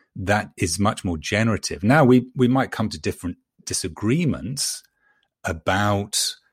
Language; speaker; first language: English; native; English